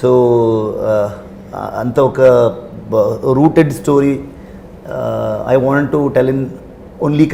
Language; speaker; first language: Telugu; non-native, learner; Kannada